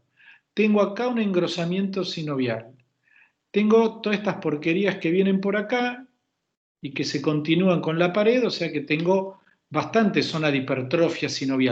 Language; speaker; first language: Spanish; native; Spanish